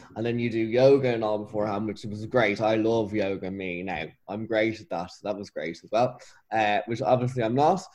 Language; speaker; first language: English; native; English